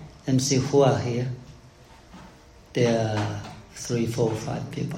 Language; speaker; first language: English; non-native, fluent; Chinese